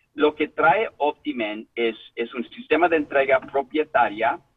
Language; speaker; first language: Spanish; non-native, fluent; English